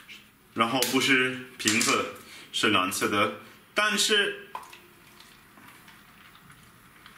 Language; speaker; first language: Chinese; non-native, fluent; German